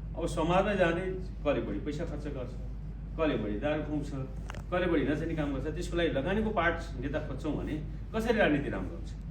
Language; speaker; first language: Nepali; native; Nepali